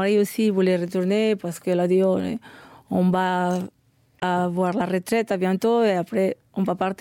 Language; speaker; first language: French; non-native, fluent; Spanish